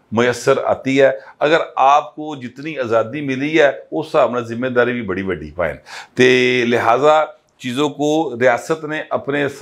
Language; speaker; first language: Urdu; non-native, local second language; Punjabi